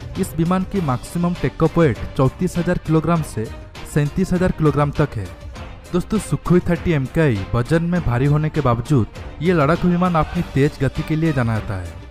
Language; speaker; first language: Hindi; native; Hindi